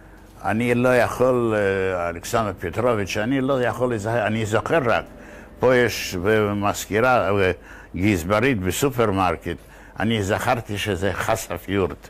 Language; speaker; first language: Hebrew; non-native, fluent; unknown